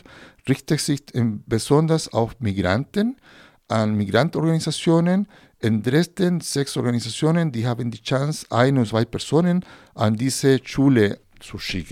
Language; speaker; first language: German; non-native, fluent; Spanish